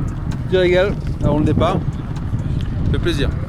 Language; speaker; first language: French; native; French